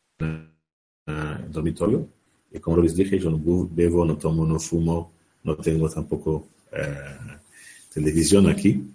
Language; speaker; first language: Spanish; non-native, learner; Arabic